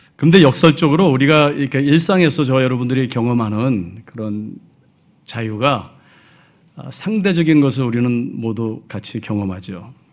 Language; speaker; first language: Korean; early bilingual, heritage; Korean